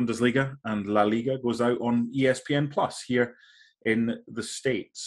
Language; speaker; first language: English; native; English